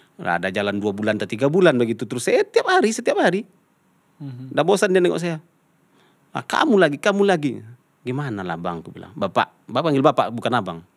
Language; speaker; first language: Indonesian; non-native, local second language; Minangkabau